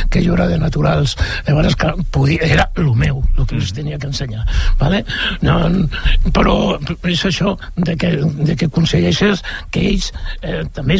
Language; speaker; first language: Catalan; native; Catalan